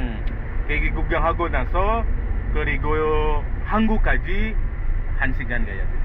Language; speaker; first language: Korean; non-native, fluent; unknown